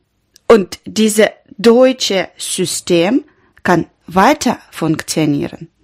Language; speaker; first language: German; non-native, learner; Ukrainian